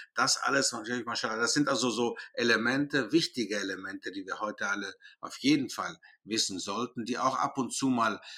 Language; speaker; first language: German; early bilingual, other home language; Greek